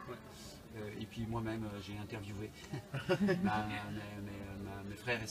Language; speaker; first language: French; native; French